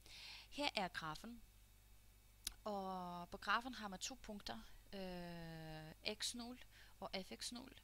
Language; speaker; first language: Danish; non-native, fluent; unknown